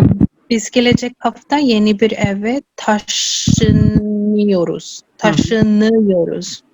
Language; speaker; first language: Turkish; non-native, learner; Urdu